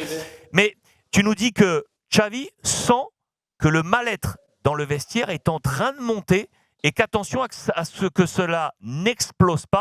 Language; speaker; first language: French; native; French